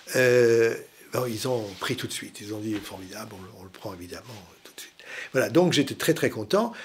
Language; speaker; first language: French; native; French